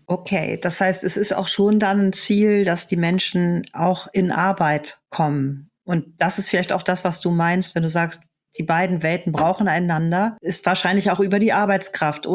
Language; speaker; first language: German; native; German